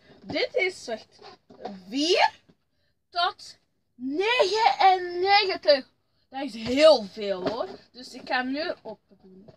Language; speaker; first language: Dutch; early bilingual, other home language; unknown